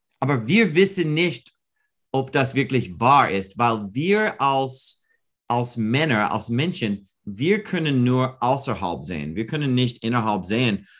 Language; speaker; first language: German; non-native, learner; English